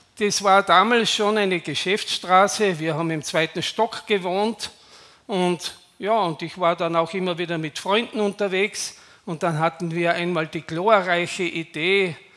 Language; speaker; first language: German; native; German